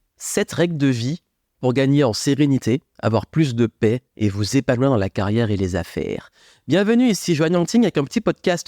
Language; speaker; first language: French; native; French